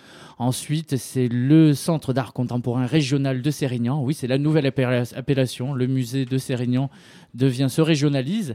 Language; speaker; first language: French; native; French